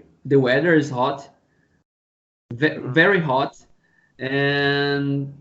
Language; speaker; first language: English; non-native, learner; Portuguese